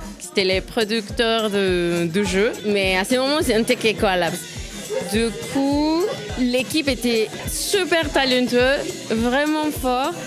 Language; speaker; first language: French; non-native, fluent; Spanish